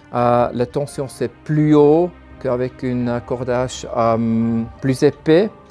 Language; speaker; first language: French; non-native, learner; German